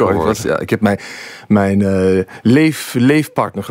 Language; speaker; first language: Dutch; non-native, fluent; English